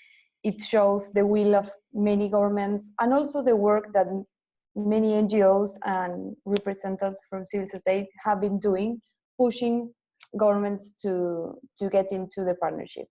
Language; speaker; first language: English; non-native, fluent; Spanish